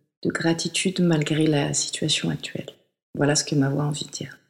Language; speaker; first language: French; native; French